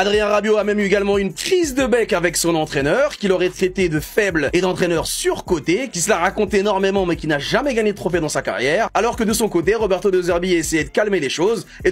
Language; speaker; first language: French; native; French